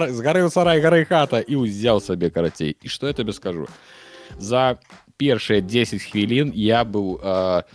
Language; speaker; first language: Belarusian; non-native, local second language; Russian